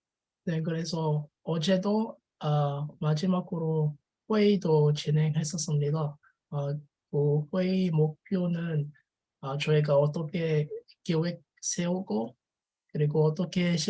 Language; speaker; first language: Korean; non-native, learner; French